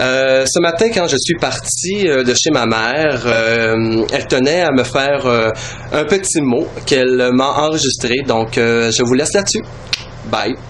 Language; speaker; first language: French; native; French